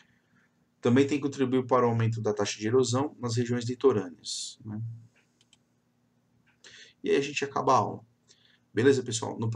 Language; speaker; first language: Portuguese; native; Portuguese